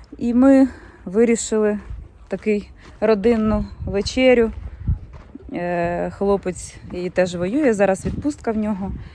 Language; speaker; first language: Ukrainian; non-native, local second language; Russian